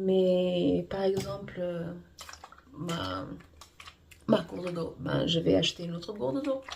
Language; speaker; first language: French; non-native, fluent; Portuguese